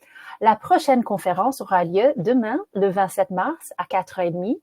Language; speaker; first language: French; non-native, fluent; English